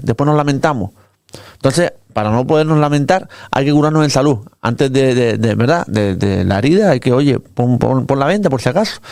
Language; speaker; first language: Spanish; native; Spanish